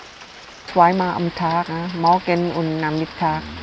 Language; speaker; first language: German; non-native, learner; Thai